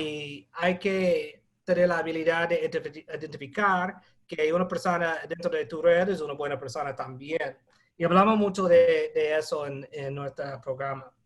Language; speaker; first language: Spanish; non-native, fluent; English